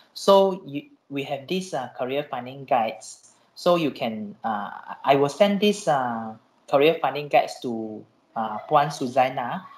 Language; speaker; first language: English; non-native, local second language; Chinese